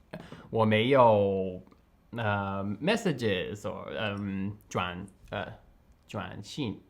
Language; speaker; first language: Chinese; non-native, learner; English